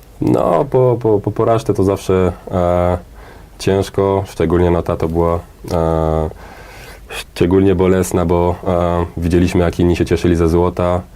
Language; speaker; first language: Polish; early bilingual, heritage; Polish